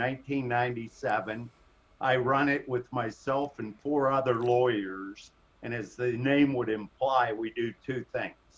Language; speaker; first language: English; native; English